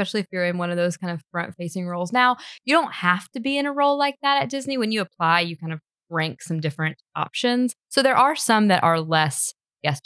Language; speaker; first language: English; native; English